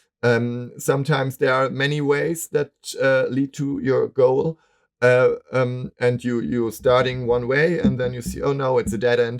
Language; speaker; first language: English; non-native, fluent; German